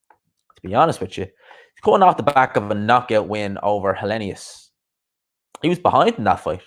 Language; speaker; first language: English; native; English